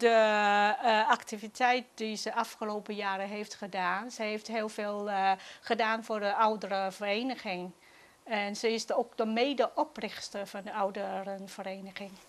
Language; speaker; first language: Dutch; non-native, fluent; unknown